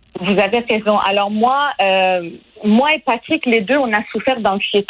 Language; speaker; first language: French; non-native, fluent; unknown